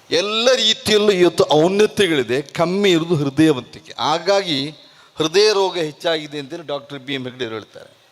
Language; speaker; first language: Kannada; non-native, local second language; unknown